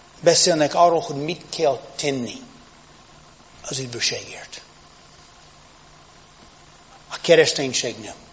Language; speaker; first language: Hungarian; non-native, fluent; English